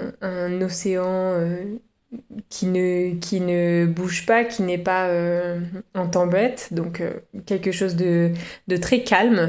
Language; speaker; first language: French; native; French